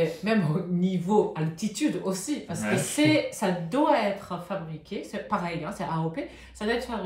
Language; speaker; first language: French; non-native, fluent; Japanese